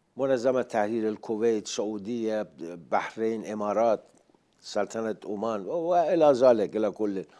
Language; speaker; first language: Arabic; non-native, fluent; Persian